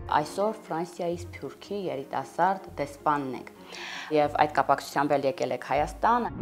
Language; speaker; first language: Armenian; native; Armenian